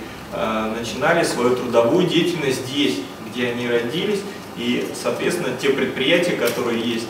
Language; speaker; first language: Russian; native; Russian